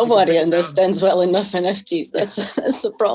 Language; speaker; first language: English; non-native, fluent; Portuguese